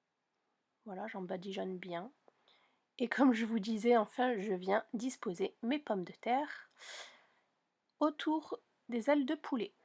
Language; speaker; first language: French; native; French